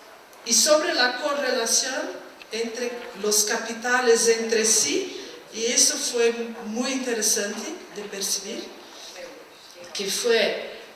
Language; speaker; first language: Spanish; non-native, fluent; Portuguese